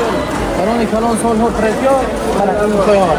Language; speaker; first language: Persian; non-native, learner; Uzbek